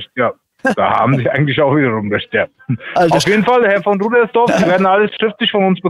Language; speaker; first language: German; native; German